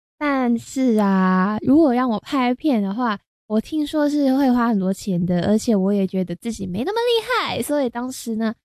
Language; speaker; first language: Chinese; non-native, local second language; Cantonese